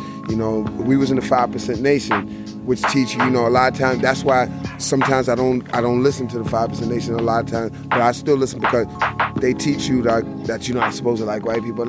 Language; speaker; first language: English; native; English